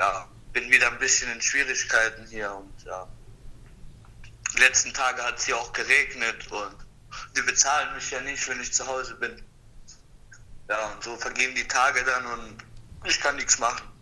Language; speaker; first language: German; early bilingual, other home language; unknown